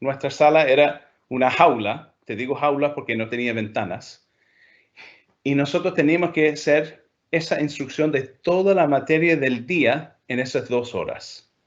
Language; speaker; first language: Spanish; non-native, fluent; English